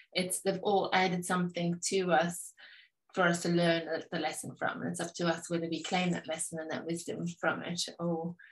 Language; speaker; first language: English; native; English